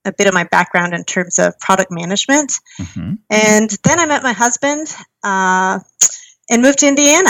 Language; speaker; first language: English; native; English